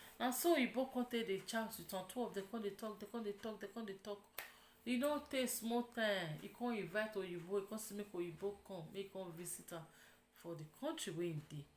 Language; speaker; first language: Nigerian Pidgin; non-native, local second language; Yoruba